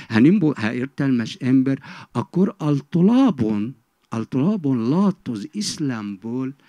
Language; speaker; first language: Hungarian; non-native, fluent; Arabic